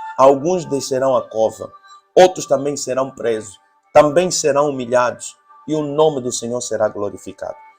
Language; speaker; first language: Portuguese; native; Portuguese